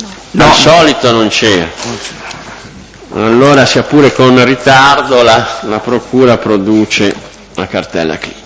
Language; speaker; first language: Italian; native; Italian